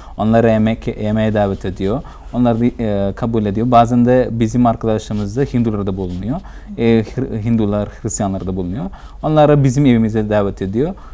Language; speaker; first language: Turkish; non-native, fluent; Malayalam